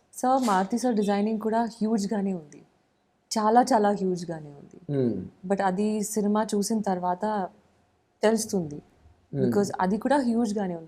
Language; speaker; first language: Telugu; non-native, fluent; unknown